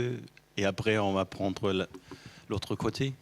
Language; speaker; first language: French; non-native, fluent; German